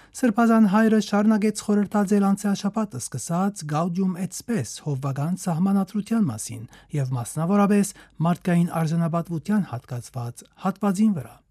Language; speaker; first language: Armenian; native; Armenian